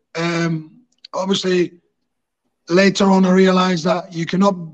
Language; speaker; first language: English; non-native, fluent; Greek